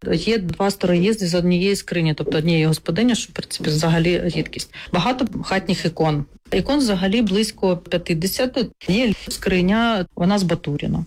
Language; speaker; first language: Ukrainian; non-native, local second language; Russian